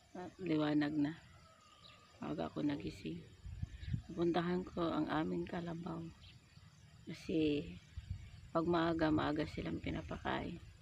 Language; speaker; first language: Filipino; non-native, local second language; Cebuano